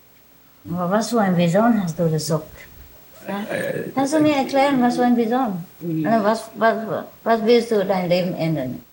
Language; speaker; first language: German; non-native, learner; Vietnamese